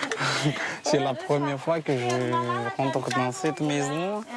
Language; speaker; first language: French; non-native, local second language; Malagasy